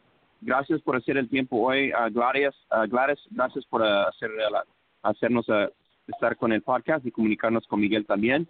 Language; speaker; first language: Spanish; early bilingual, heritage; English